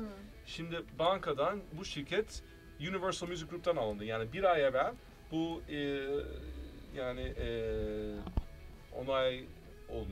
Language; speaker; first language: Turkish; early bilingual, heritage; Turkish